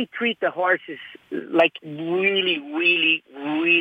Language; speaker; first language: English; non-native, fluent; Portuguese